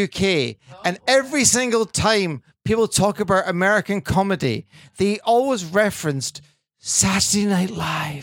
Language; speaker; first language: English; native; English